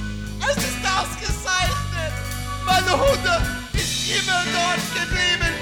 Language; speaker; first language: German; non-native, learner; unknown